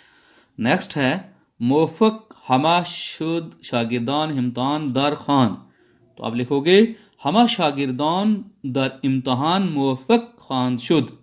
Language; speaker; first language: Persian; non-native, fluent; Urdu